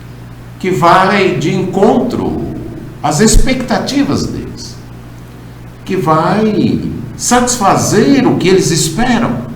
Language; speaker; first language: Portuguese; native; Portuguese